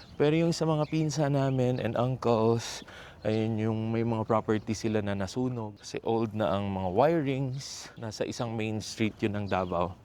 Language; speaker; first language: Filipino; non-native, local second language; Cebuano